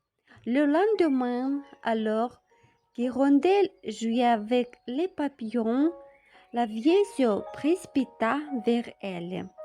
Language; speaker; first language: French; non-native, fluent; Romanian